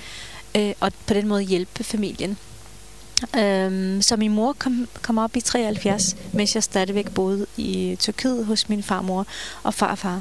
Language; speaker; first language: Danish; early bilingual, other home language; Turkish